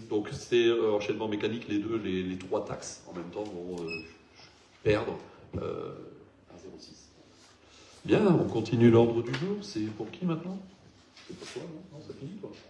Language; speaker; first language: French; native; French